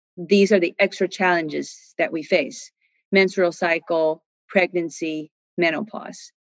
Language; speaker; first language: English; non-native, fluent; Chinese